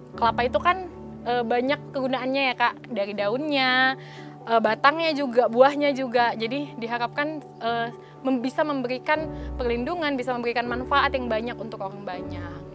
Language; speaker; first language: Indonesian; native; Indonesian